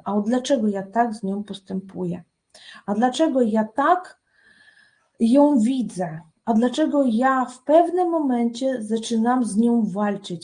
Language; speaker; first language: Polish; non-native, fluent; Russian